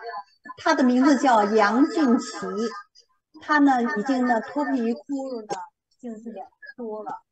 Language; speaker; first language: Chinese; native; Chinese